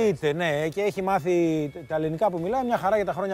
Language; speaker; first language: Greek; native; Greek